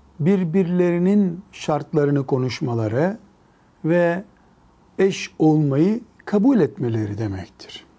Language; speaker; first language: Turkish; native; Turkish